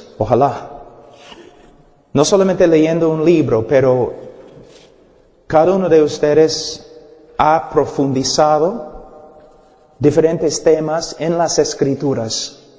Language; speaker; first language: Spanish; non-native, fluent; English